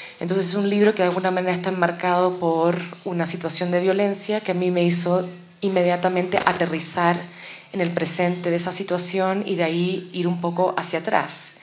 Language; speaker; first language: Spanish; native; Spanish